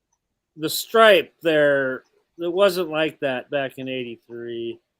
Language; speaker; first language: English; native; English